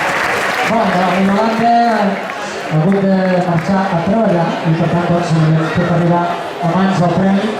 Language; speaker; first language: Catalan; native; Catalan